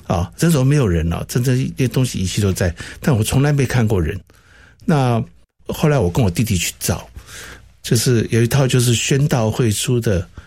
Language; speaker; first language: Chinese; non-native, local second language; Cantonese